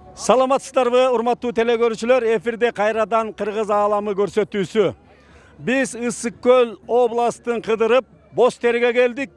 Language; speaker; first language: Kyrgyz; native; Kyrgyz